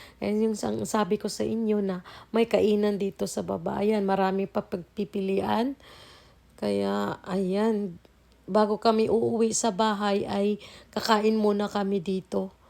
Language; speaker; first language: Filipino; native; Filipino